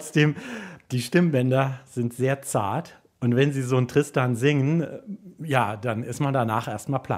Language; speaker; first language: German; native; German